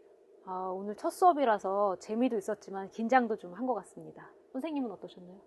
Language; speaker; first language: Korean; native; Korean